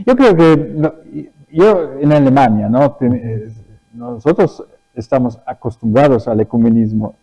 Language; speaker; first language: Spanish; early bilingual, other home language; German